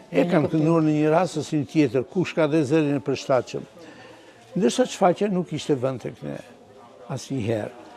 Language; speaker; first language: Albanian; native; Albanian